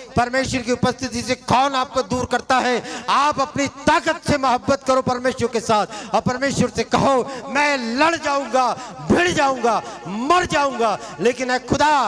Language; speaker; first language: Hindi; non-native, local second language; Marathi